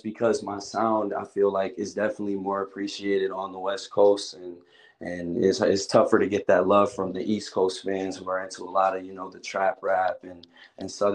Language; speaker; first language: English; native; English